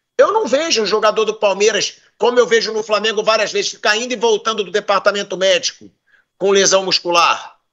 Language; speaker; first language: Portuguese; native; Portuguese